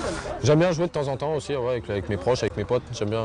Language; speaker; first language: French; native; French